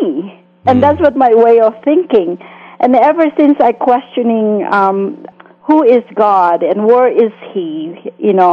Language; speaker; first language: English; non-native, local second language; Filipino